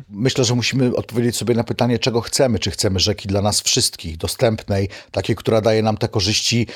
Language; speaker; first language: Polish; native; Polish